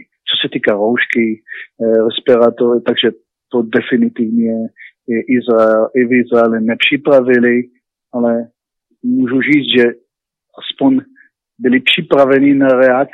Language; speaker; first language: Czech; non-native, learner; Hebrew